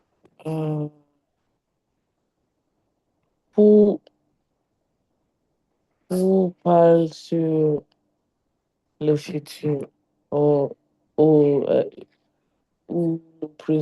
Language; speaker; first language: French; non-native, learner; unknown